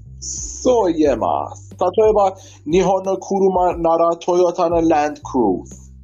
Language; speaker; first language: Japanese; non-native, learner; Persian